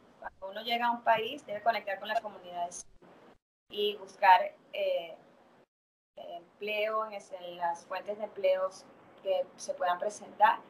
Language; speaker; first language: Spanish; native; Spanish